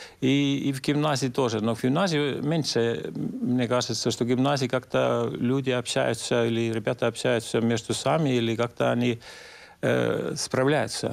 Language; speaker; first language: Russian; non-native, local second language; Estonian